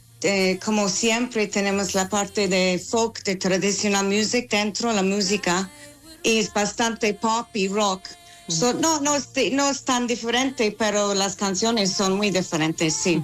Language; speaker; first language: Spanish; non-native, fluent; English